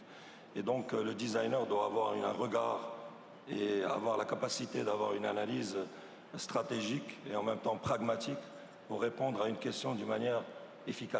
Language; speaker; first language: French; non-native, local second language; Arabic